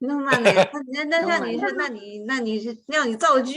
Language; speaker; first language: Chinese; native; Chinese